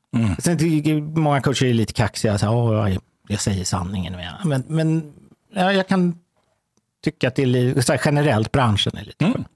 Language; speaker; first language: Swedish; native; Swedish